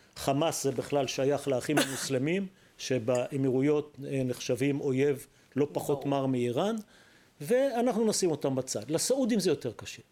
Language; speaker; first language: Hebrew; native; Hebrew